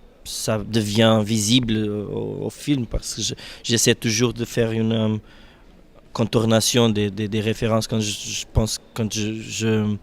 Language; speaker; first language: French; non-native, fluent; Portuguese